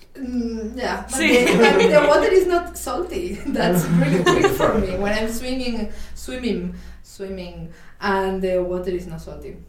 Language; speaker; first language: English; non-native, fluent; Spanish